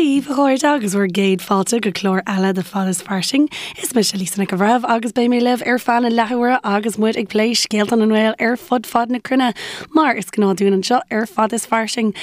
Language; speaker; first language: Irish; native; Irish